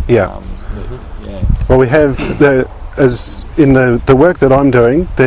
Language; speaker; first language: English; native; English